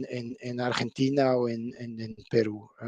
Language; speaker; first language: Spanish; non-native, fluent; German